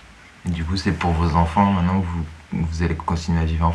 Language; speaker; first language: French; native; French